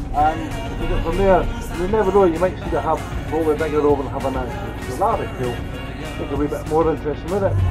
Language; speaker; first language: English; native; English